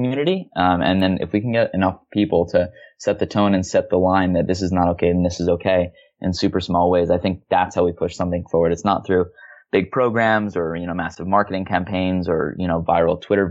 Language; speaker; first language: English; native; English